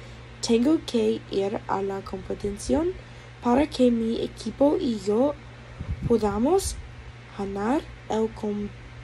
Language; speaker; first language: Spanish; non-native, learner; English